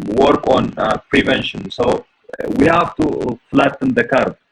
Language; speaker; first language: English; non-native, local second language; Amharic